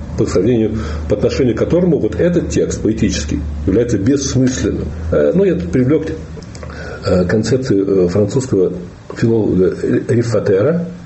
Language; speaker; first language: Russian; native; Russian